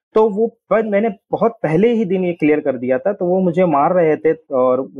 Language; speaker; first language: Hindi; non-native, local second language; Urdu